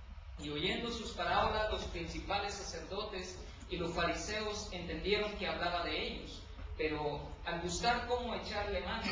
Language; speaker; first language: Spanish; native; Spanish